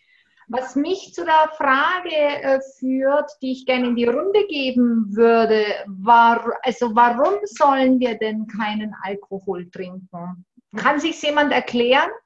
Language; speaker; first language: German; native; German